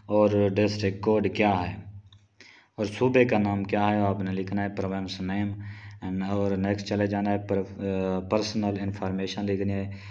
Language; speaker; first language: Urdu; non-native, local second language; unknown